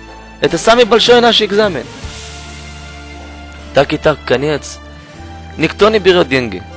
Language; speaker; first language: Russian; non-native, learner; Hebrew